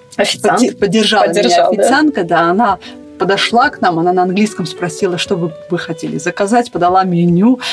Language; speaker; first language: Russian; non-native, local second language; Armenian